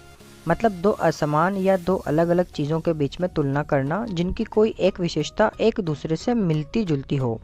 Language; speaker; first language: Hindi; native; Hindi